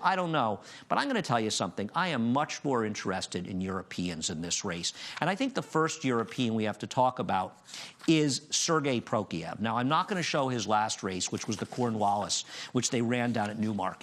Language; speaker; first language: English; native; English